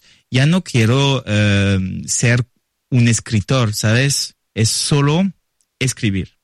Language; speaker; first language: Spanish; non-native, learner; French